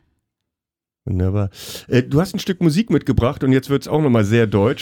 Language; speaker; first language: German; native; German